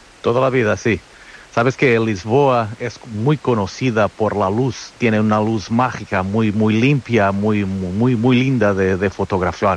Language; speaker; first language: Spanish; non-native, fluent; Portuguese